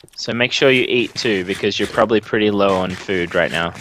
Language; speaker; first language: English; native; English